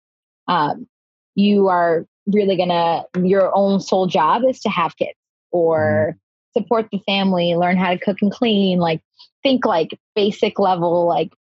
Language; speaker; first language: English; native; English